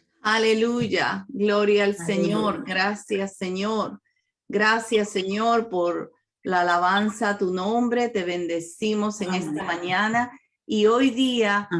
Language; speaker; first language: Spanish; native; Spanish